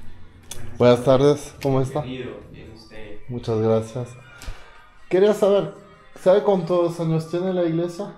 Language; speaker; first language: Spanish; non-native, fluent; French